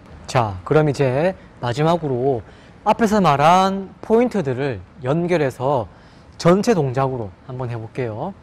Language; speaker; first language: Korean; native; Korean